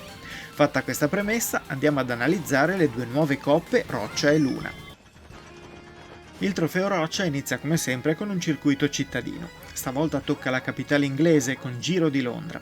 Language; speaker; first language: Italian; native; Italian